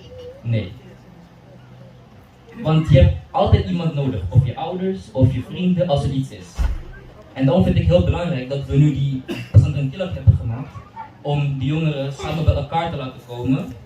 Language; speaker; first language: Dutch; early bilingual, other home language; Indonesian